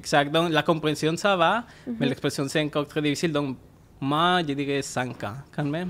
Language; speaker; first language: French; non-native, fluent; Spanish